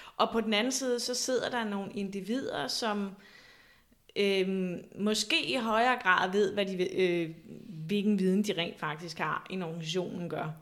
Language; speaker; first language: Danish; native; Danish